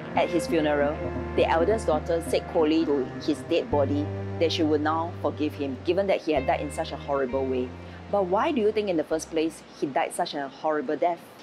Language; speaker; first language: English; non-native, local second language; Chinese